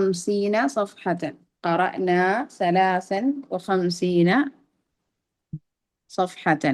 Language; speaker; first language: Arabic; non-native, learner; Malayalam